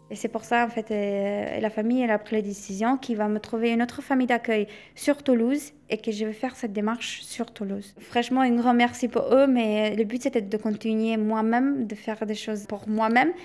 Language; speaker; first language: French; non-native, fluent; Albanian